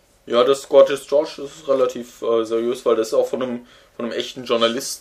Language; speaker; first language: German; native; German